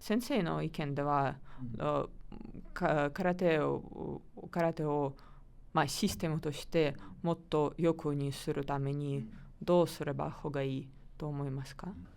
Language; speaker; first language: Japanese; non-native, learner; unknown